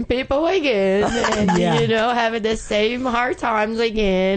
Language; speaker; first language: English; non-native, fluent; Portuguese